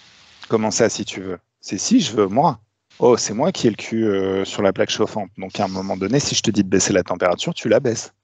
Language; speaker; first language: French; native; French